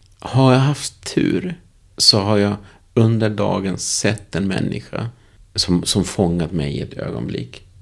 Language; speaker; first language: Swedish; early bilingual, other home language; Spanish